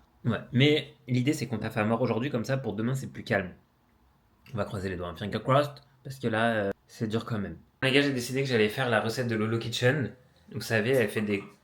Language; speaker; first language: French; native; French